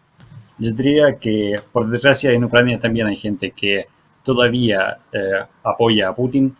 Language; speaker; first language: Spanish; non-native, fluent; Ukrainian